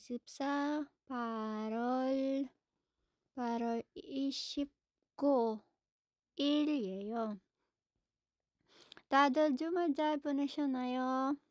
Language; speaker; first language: Korean; non-native, learner; Filipino